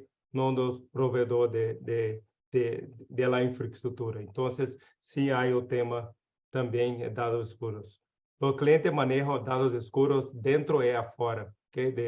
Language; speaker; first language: Spanish; non-native, learner; Portuguese